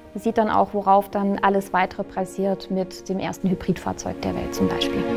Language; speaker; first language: German; native; German